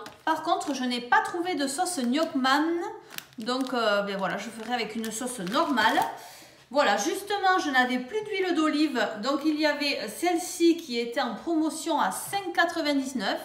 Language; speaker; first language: French; native; French